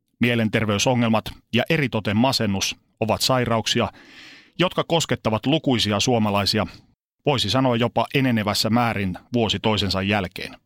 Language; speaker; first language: Finnish; native; Finnish